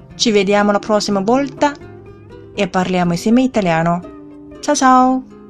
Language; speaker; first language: Italian; non-native, fluent; Chinese